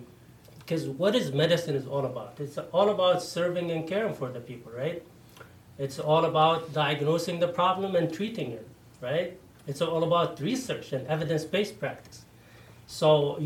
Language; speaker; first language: English; non-native, fluent; Arabic